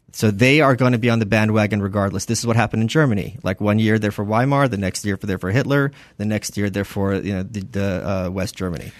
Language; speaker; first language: English; early bilingual, other home language; Russian